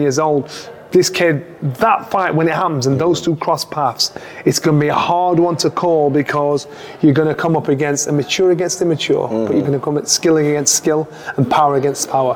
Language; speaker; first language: English; native; English